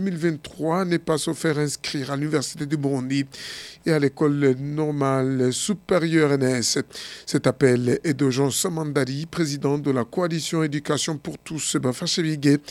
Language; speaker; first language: French; non-native, local second language; Rundi